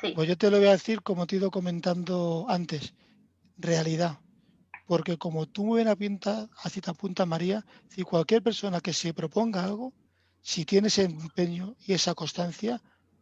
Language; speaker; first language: Spanish; native; Spanish